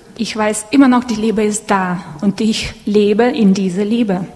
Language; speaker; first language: German; non-native, fluent; Russian